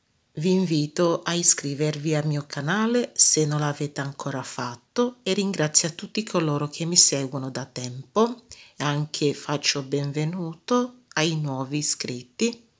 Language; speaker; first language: Italian; non-native, fluent; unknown